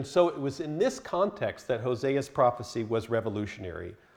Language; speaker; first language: English; native; English